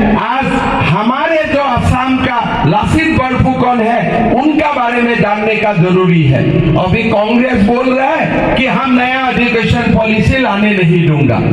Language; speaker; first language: Hindi; non-native, local second language; Assamese